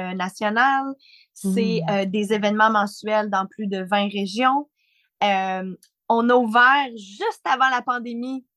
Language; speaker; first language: French; native; French